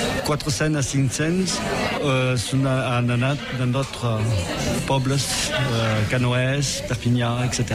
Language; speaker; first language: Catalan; non-native, local second language; French